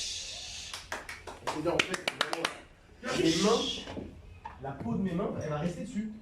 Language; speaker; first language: French; native; French